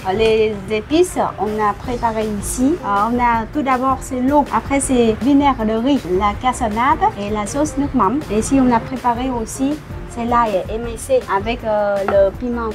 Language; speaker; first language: French; non-native, fluent; Vietnamese